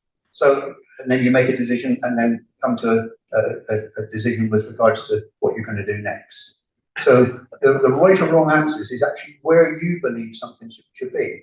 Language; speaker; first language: English; native; English